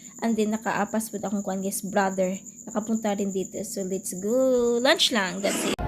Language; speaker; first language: Filipino; non-native, local second language; Cebuano